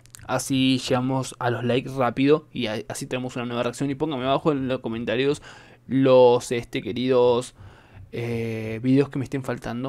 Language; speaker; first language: Spanish; native; Spanish